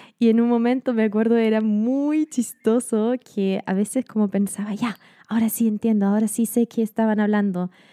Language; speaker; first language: Spanish; non-native, fluent; German